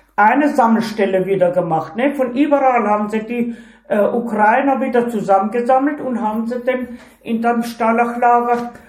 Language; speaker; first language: German; early bilingual, heritage; Ukrainian